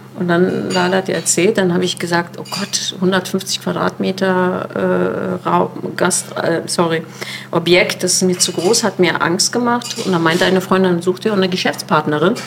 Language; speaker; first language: German; early bilingual, other home language; Turkish